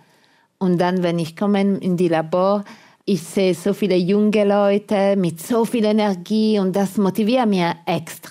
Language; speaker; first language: German; non-native, fluent; Italian